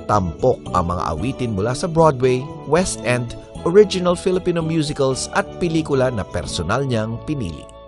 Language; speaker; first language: Filipino; native; Filipino